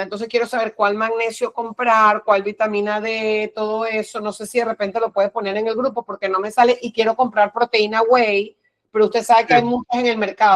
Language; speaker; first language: Spanish; native; Spanish